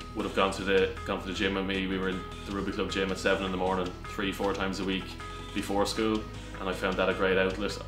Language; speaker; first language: English; native; English